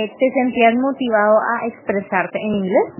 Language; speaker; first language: Spanish; native; Spanish